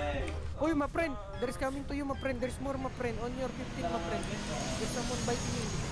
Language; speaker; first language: English; non-native, learner; Filipino